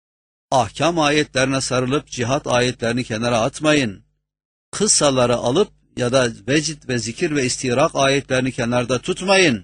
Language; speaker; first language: Turkish; native; Turkish